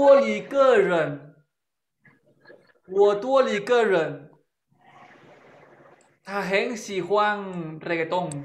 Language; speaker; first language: Chinese; non-native, fluent; Spanish